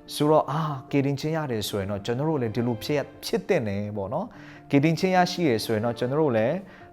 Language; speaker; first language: Burmese; non-native, local second language; Hakha Chin